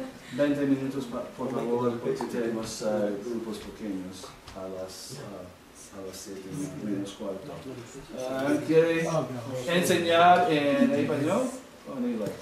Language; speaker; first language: Spanish; non-native, learner; English